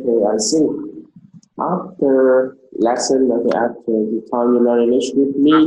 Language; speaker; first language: English; non-native, learner; Vietnamese